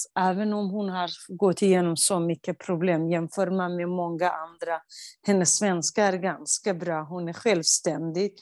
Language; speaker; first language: Swedish; non-native, fluent; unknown